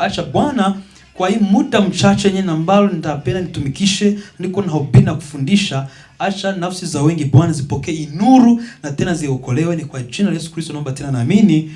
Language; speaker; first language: Swahili; non-native, local second language; Kinyarwanda